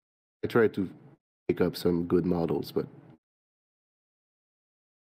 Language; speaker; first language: English; non-native, fluent; French